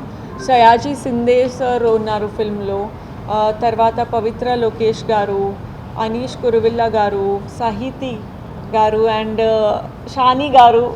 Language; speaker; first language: Telugu; non-native, fluent; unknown